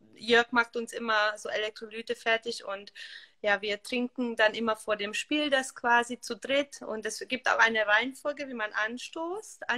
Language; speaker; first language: German; non-native, fluent; Hungarian